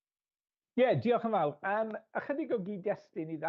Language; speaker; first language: Welsh; native; Welsh